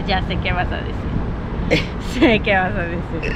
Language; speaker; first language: Spanish; native; Spanish